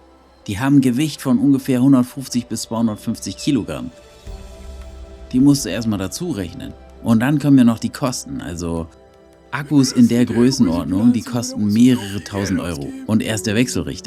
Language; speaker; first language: German; native; German